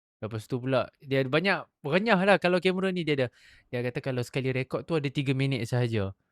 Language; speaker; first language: Malay; native; Malay